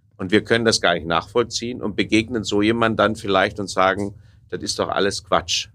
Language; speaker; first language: German; native; German